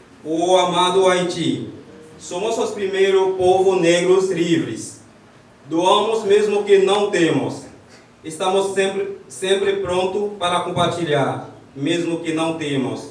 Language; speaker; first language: Portuguese; non-native, learner; Haitian Creole